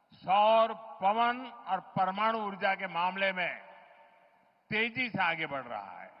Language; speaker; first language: Hindi; non-native, local second language; Gujarati